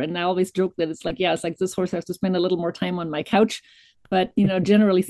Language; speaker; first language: English; non-native, fluent; German